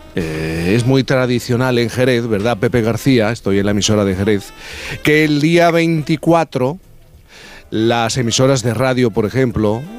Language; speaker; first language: Spanish; native; Spanish